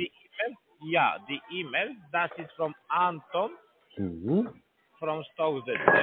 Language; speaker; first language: German; non-native, learner; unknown